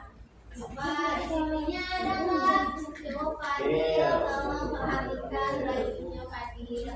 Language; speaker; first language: Indonesian; native; Indonesian